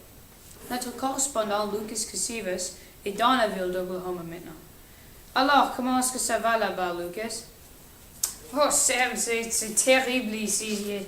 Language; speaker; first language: French; non-native, learner; English